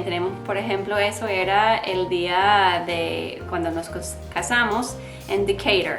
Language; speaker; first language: Spanish; non-native, learner; English